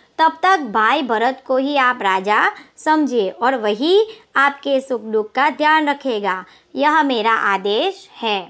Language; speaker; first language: Hindi; non-native, local second language; Gujarati